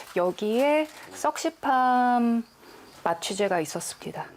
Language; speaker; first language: Korean; native; Korean